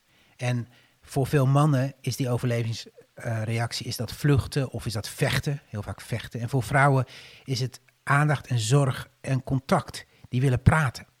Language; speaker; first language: Dutch; native; Dutch